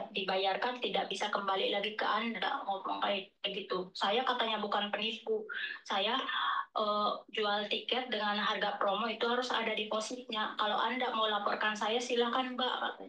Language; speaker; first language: Indonesian; native; Indonesian